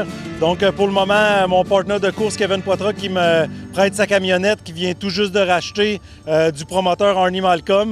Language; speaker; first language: French; native; French